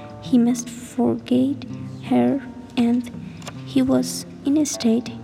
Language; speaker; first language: English; non-native, learner; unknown